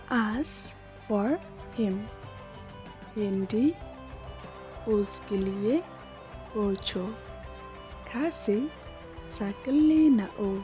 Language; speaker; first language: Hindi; non-native, local second language; Khasi